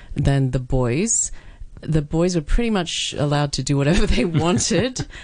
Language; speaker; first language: English; native; English